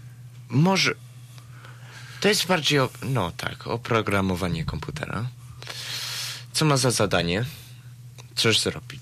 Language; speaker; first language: Polish; early bilingual, heritage; Polish